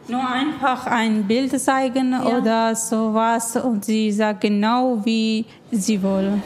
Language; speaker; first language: German; non-native, fluent; Kurdish